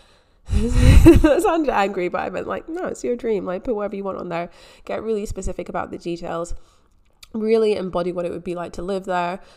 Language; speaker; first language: English; native; English